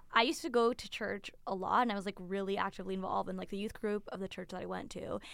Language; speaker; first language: English; early bilingual, other home language; Tigrinya